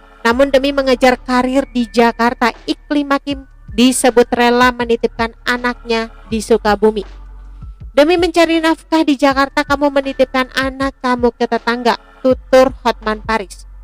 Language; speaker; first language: Indonesian; native; Indonesian